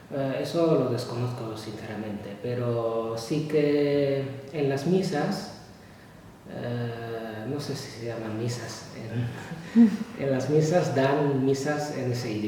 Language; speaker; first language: Spanish; non-native, fluent; Arabic